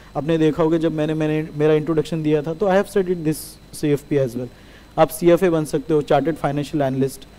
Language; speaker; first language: Hindi; non-native, local second language; Marathi